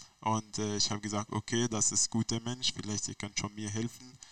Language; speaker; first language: German; non-native, learner; Arabic